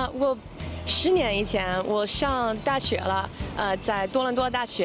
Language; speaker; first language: Chinese; non-native, fluent; English